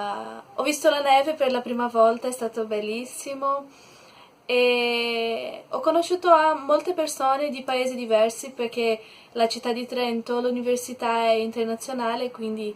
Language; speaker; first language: Italian; non-native, learner; Portuguese